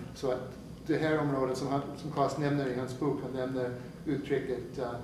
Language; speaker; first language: Swedish; non-native, fluent; English